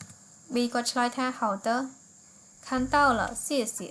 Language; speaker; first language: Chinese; non-native, fluent; Khmer